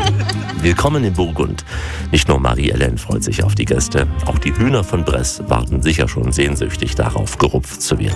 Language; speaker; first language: German; native; German